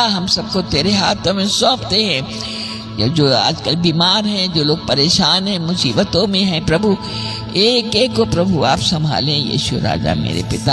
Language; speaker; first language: Hindi; native; Hindi